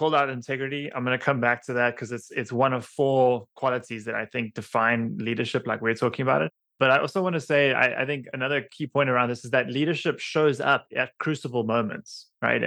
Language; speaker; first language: English; native; English